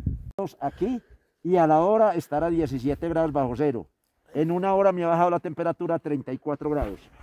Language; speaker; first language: Spanish; native; Spanish